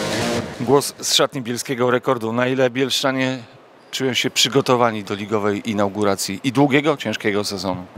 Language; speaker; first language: Polish; native; Polish